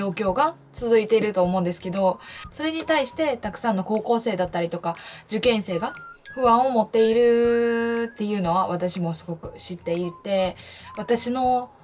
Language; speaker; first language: Japanese; native; Japanese